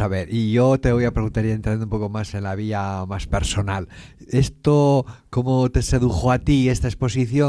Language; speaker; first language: Spanish; native; Spanish